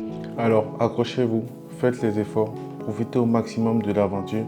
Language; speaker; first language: French; native; French